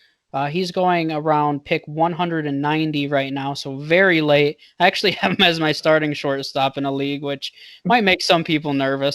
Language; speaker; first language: English; native; English